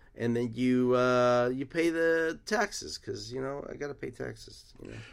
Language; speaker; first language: English; early bilingual, other home language; Spanish